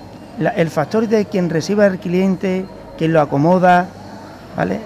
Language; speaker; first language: Spanish; native; Spanish